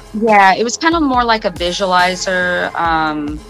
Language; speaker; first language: English; native; English